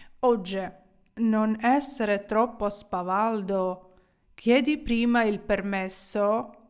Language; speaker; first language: Italian; non-native, fluent; Ukrainian